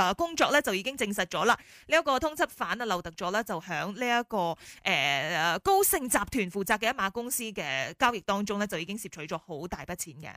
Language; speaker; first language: Cantonese; native; Cantonese